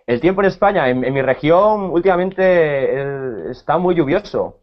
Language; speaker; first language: Spanish; native; Spanish